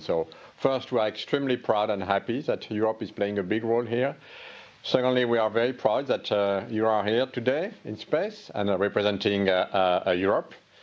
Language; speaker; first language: English; non-native, fluent; French